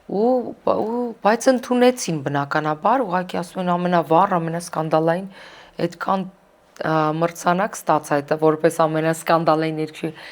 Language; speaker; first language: Armenian; early bilingual, heritage; Armenian